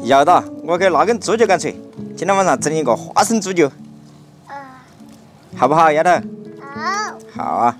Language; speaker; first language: Chinese; native; Chinese